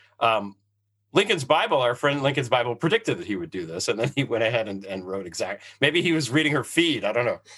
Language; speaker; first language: English; native; English